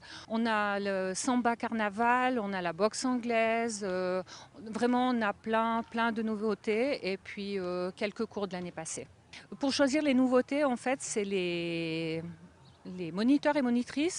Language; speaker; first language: French; native; French